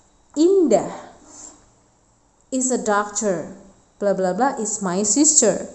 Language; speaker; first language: English; non-native, fluent; Indonesian